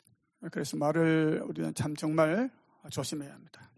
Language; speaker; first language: Korean; native; Korean